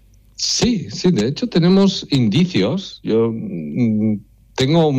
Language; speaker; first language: Spanish; native; Spanish